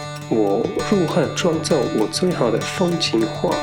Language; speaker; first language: Chinese; non-native, fluent; German